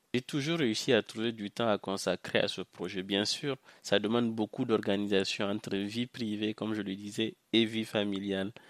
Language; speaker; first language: French; non-native, local second language; Hausa